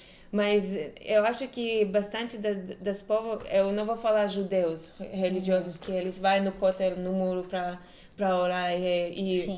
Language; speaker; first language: Portuguese; non-native, fluent; Hebrew